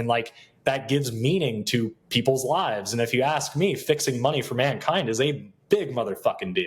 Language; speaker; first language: English; native; English